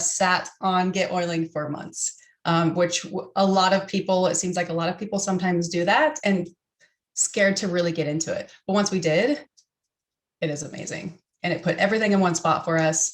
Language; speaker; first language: English; native; English